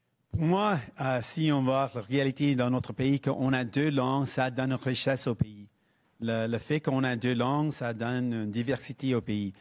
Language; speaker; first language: French; non-native, fluent; English